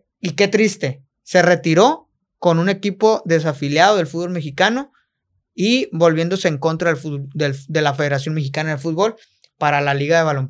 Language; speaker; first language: Spanish; native; Spanish